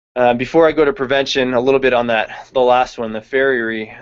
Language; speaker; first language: English; native; English